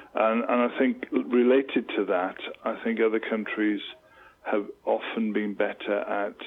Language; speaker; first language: English; native; English